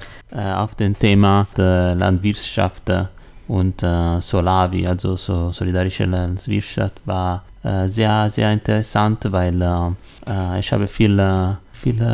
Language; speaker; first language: German; non-native, learner; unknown